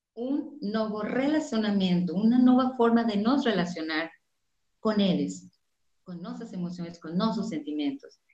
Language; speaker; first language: Spanish; non-native, fluent; Portuguese